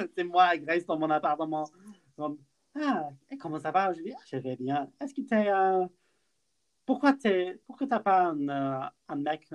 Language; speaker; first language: French; non-native, fluent; English